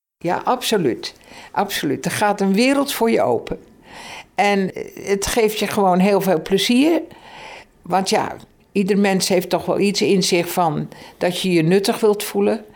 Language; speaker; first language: Dutch; native; Dutch